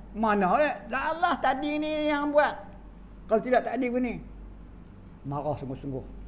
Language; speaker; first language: Malay; native; Malay